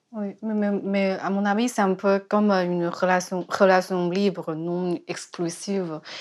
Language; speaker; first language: French; non-native, learner; Chinese